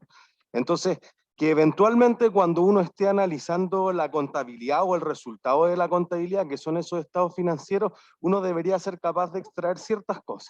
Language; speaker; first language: Spanish; native; Spanish